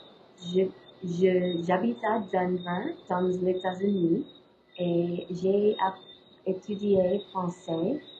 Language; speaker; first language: French; non-native, learner; English